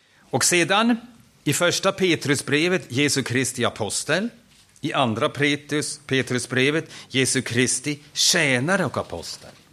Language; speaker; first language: Swedish; non-native, fluent; German